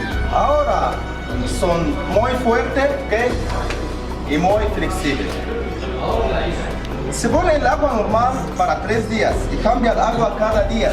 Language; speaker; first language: Spanish; non-native, learner; Arabic